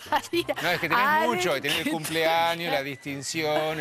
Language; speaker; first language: Spanish; native; Spanish